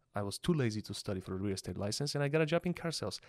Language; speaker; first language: English; non-native, fluent; Bulgarian